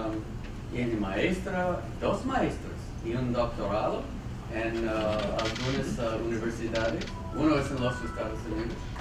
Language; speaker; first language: Spanish; non-native, fluent; English